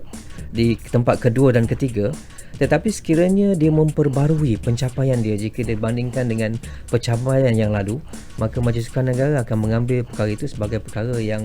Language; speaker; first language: Malay; native; Malay